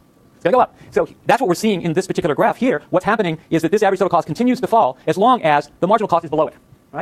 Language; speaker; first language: English; native; English